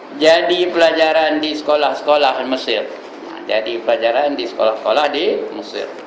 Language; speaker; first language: Malay; native; Malay